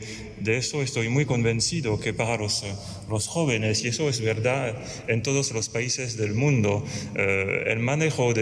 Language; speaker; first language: Spanish; non-native, fluent; French